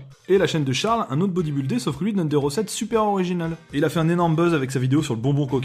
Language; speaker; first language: French; native; French